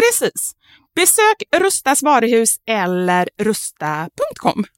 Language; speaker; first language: Swedish; native; Swedish